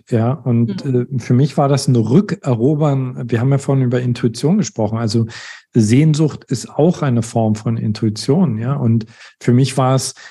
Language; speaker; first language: German; native; German